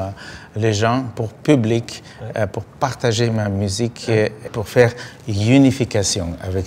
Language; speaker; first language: French; non-native, learner; Russian